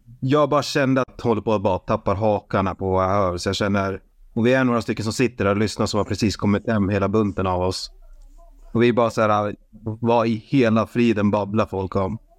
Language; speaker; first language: Swedish; native; Swedish